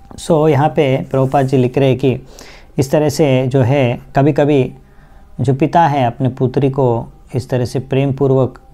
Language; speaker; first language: Hindi; non-native, local second language; Bangla